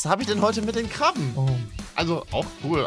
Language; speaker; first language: German; native; German